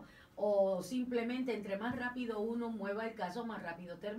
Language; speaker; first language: Spanish; native; Spanish